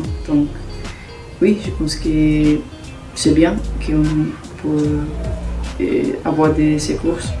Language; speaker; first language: French; non-native, learner; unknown